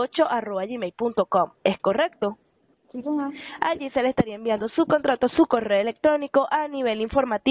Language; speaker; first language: Spanish; native; Spanish